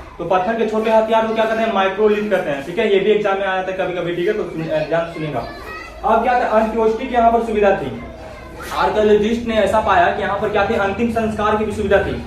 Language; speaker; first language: Hindi; native; Hindi